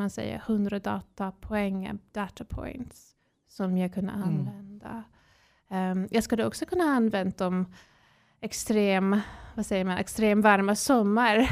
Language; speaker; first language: Swedish; non-native, fluent; English